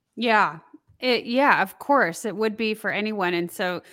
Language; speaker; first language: English; native; English